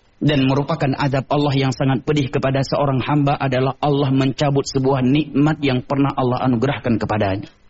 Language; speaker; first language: Indonesian; non-native, local second language; Achinese